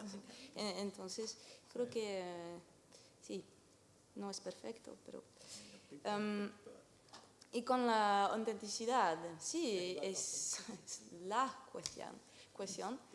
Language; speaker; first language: Spanish; non-native, learner; French